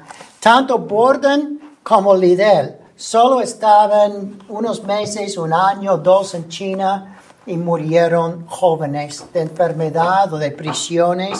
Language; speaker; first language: Spanish; non-native, fluent; English